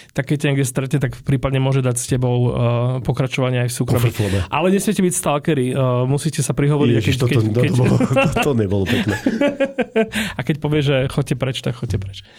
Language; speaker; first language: Slovak; native; Slovak